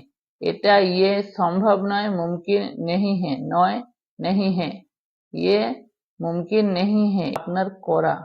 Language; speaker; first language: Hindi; non-native, local second language; Bangla